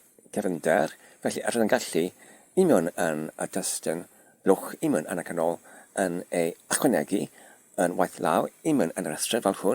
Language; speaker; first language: Welsh; non-native, learner; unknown